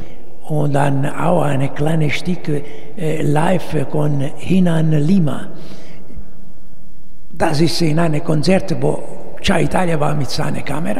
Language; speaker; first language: German; non-native, learner; Italian